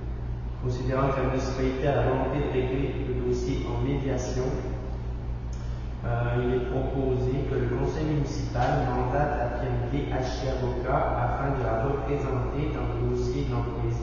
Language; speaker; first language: French; native; French